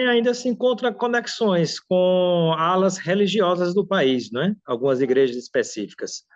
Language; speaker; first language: Portuguese; native; Portuguese